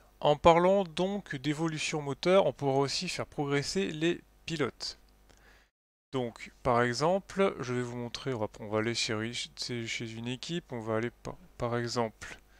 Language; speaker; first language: French; native; French